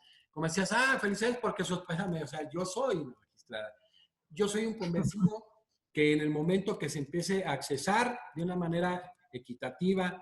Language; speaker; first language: Spanish; native; Spanish